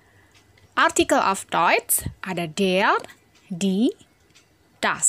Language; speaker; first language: German; non-native, learner; Indonesian